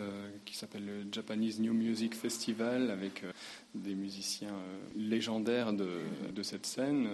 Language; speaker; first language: French; native; French